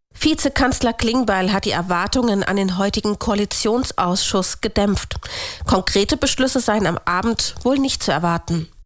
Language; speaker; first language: German; native; German